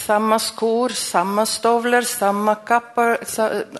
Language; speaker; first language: Swedish; non-native, fluent; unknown